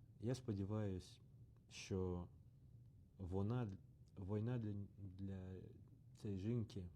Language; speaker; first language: Ukrainian; non-native, learner; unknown